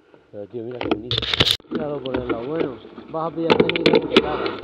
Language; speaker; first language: Spanish; native; Spanish